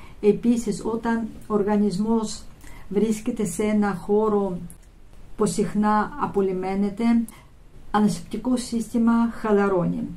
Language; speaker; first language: Greek; non-native, fluent; Russian